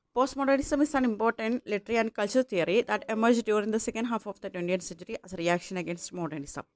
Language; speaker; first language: English; non-native, local second language; Malayalam